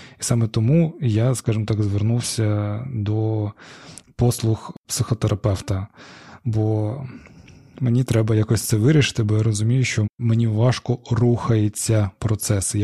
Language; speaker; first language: Ukrainian; non-native, local second language; Crimean Tatar